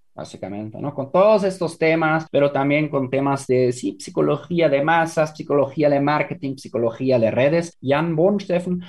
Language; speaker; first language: Spanish; non-native, fluent; German